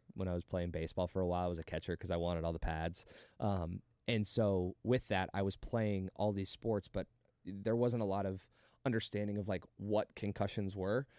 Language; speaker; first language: English; native; English